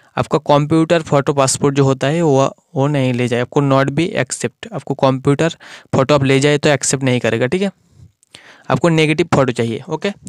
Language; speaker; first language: Hindi; non-native, local second language; Bangla